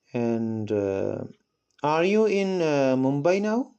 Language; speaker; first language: English; non-native, local second language; Malayalam